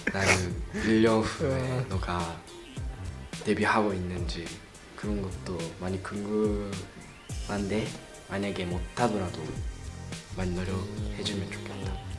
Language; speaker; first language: Korean; non-native, learner; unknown